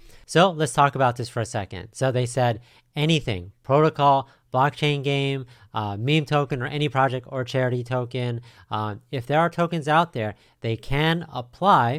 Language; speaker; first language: English; native; English